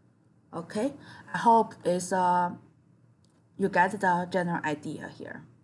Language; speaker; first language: English; non-native, fluent; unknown